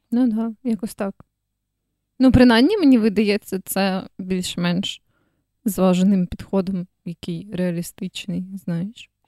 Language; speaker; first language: Ukrainian; native; Ukrainian